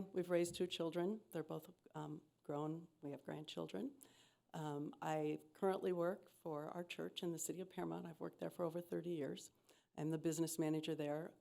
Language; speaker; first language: English; native; English